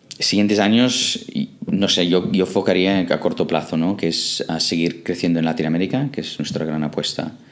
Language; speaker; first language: Spanish; non-native, fluent; English